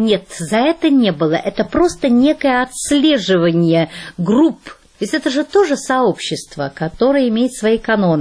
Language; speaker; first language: Russian; native; Russian